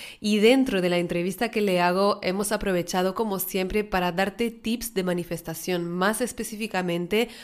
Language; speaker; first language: Spanish; native; Spanish